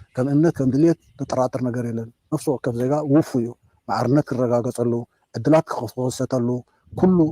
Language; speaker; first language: Tigrinya; native; Tigrinya